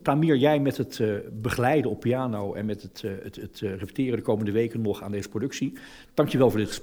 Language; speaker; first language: Dutch; native; Dutch